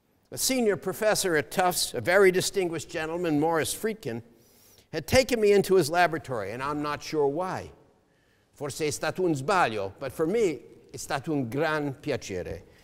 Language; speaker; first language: English; native; English